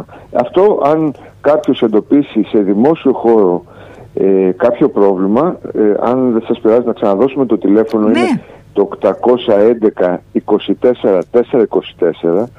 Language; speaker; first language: Greek; native; Greek